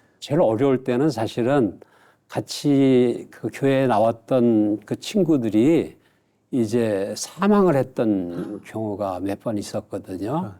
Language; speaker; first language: Korean; native; Korean